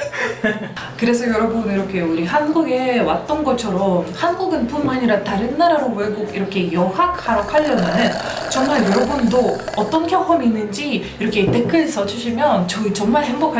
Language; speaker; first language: Korean; non-native, fluent; Russian